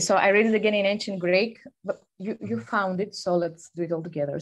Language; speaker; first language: English; non-native, fluent; Greek